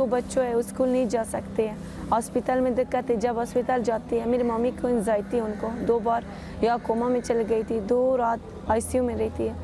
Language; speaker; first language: Hindi; non-native, fluent; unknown